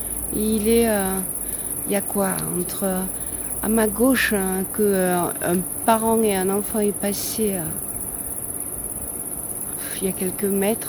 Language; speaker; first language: French; native; French